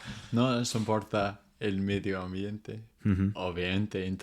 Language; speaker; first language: Spanish; non-native, fluent; English